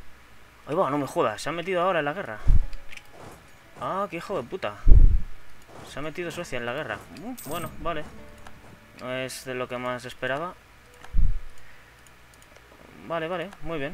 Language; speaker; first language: Spanish; native; Spanish